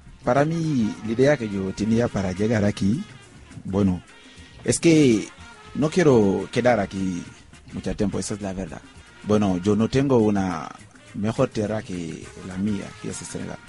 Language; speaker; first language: Spanish; non-native, learner; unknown